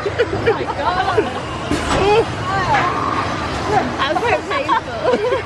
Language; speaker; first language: English; native; English